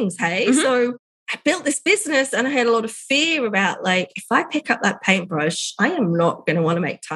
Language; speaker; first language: English; native; English